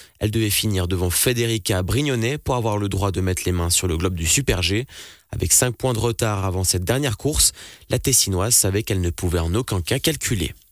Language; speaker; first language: French; native; French